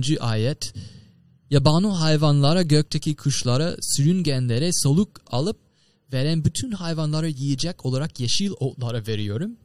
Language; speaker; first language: Turkish; non-native, fluent; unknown